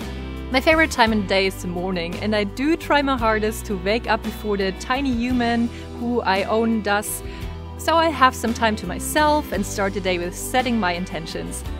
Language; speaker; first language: English; non-native, fluent; German